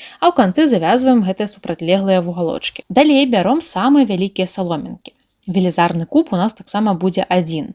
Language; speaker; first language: Belarusian; native; Belarusian